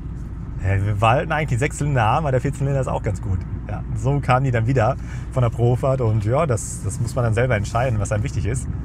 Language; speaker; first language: German; native; German